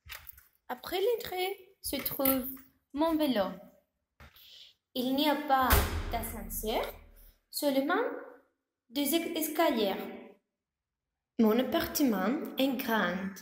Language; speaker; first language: French; non-native, learner; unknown